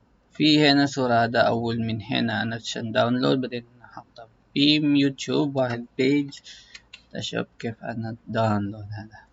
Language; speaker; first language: Arabic; non-native, learner; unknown